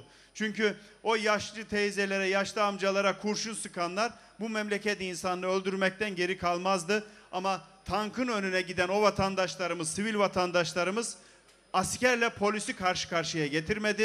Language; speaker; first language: Turkish; native; Turkish